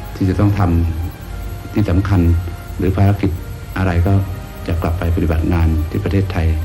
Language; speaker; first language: Thai; native; Thai